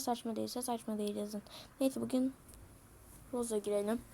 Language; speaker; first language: Turkish; native; Turkish